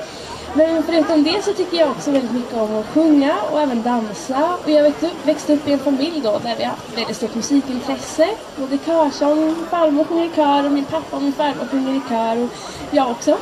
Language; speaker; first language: Swedish; native; Swedish